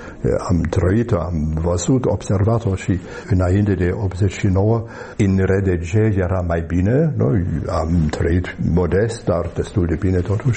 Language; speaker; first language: Romanian; non-native, fluent; German